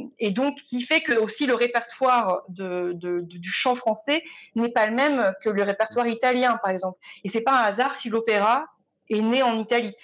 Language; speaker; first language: French; native; French